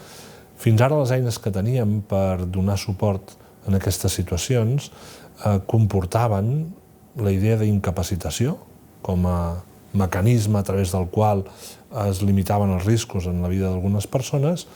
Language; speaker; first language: Catalan; native; Catalan